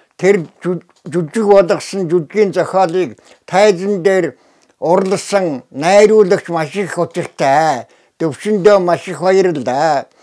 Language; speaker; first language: Mongolian; native; Mongolian